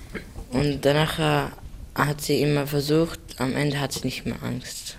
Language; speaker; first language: German; non-native, learner; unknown